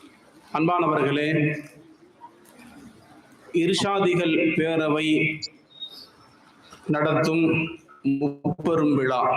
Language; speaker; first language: Tamil; native; Tamil